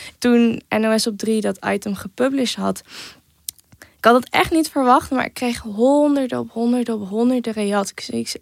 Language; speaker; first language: Dutch; native; Dutch